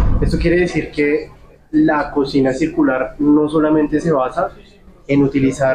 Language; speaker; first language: Spanish; native; Spanish